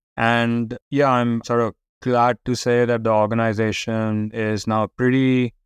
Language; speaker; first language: English; non-native, local second language; Hindi